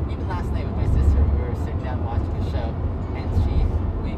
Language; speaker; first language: English; native; English